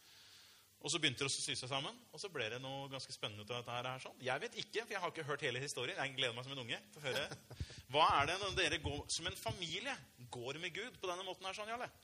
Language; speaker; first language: Norwegian; native; Norwegian